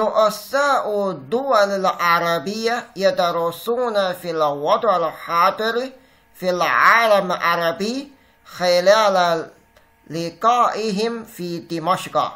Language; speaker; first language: Arabic; non-native, fluent; Chinese